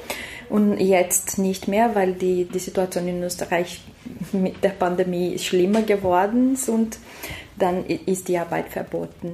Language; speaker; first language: German; non-native, learner; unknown